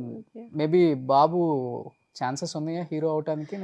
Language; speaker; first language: Telugu; native; Telugu